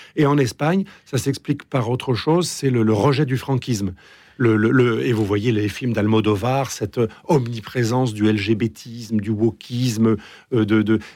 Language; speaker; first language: French; native; French